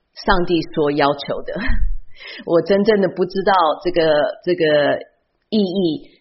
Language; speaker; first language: Chinese; early bilingual, heritage; Chinese